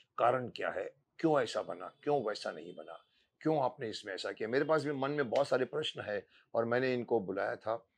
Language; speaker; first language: Hindi; native; Hindi